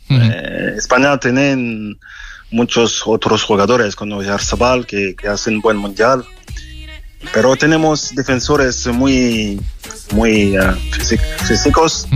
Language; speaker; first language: Spanish; non-native, fluent; French